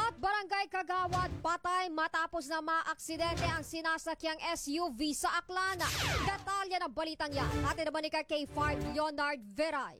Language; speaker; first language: Filipino; non-native, local second language; Hiligaynon